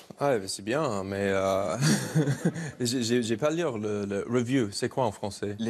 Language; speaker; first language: French; non-native, learner; English